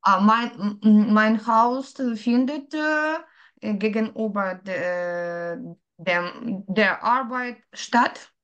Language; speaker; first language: German; non-native, learner; Ukrainian